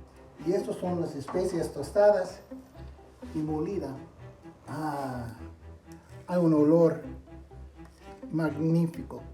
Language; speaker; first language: Spanish; non-native, fluent; English